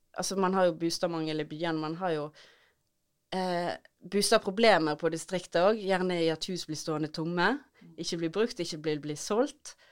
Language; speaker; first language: Norwegian; native; Norwegian